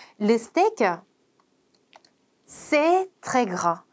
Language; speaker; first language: French; non-native, fluent; Korean